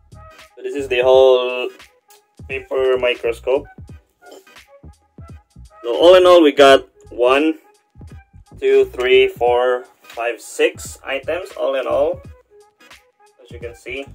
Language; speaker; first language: English; non-native, local second language; Filipino